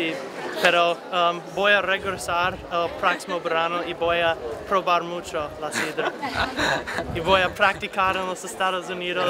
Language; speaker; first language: Spanish; non-native, learner; English